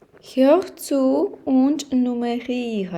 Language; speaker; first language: German; non-native, fluent; Ukrainian